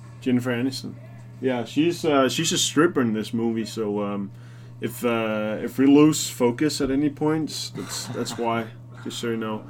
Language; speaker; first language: English; non-native, fluent; Danish